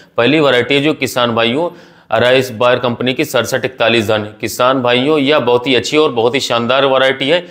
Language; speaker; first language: Hindi; native; Hindi